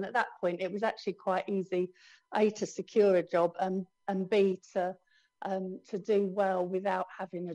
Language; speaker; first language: English; native; English